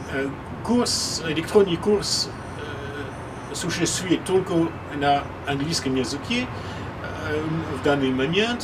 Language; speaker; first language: Russian; non-native, fluent; French